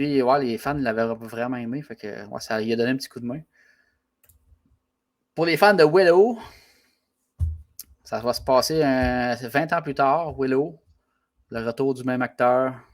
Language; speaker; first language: French; native; French